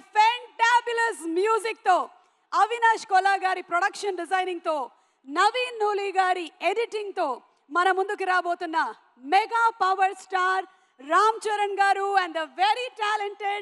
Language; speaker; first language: Telugu; native; Telugu